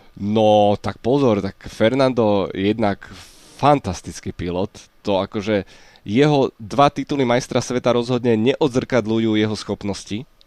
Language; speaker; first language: Slovak; native; Slovak